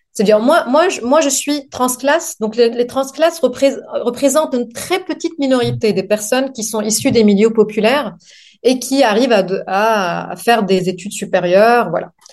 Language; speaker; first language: French; non-native, local second language; Arabic